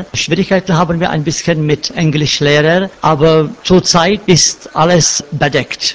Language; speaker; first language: German; non-native, learner; Czech